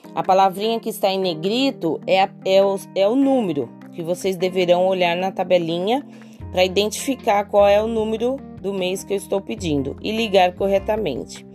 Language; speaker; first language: Portuguese; native; Portuguese